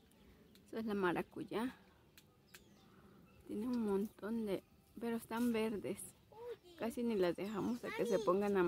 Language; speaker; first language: Spanish; native; Spanish